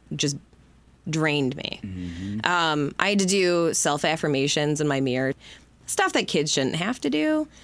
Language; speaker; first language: English; native; English